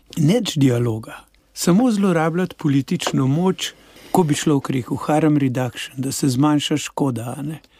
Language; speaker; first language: Slovenian; native; Slovenian